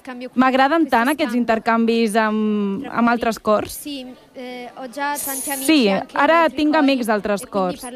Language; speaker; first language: Catalan; non-native, learner; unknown